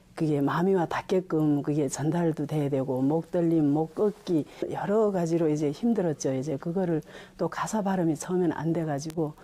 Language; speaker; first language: Korean; early bilingual, heritage; Korean